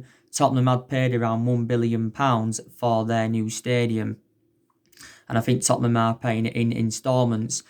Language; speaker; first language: English; native; English